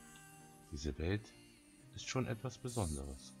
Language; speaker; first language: German; native; German